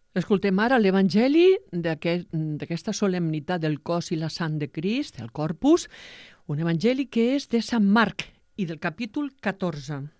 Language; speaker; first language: Catalan; native; Catalan